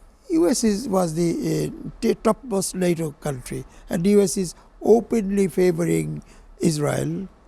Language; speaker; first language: English; non-native, local second language; Bangla